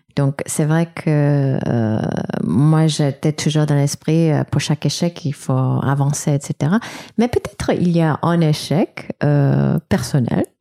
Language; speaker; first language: French; non-native, fluent; English